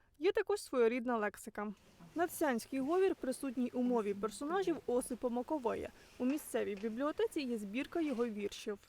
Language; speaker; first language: Ukrainian; native; Ukrainian